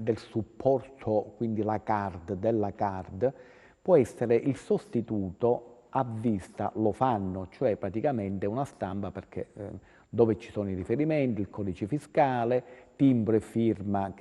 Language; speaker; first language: Italian; native; Italian